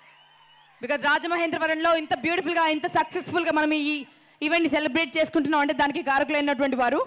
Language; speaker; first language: Telugu; native; Telugu